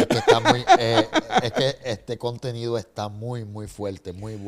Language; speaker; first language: Spanish; native; Spanish